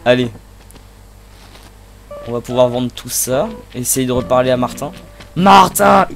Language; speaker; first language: French; native; French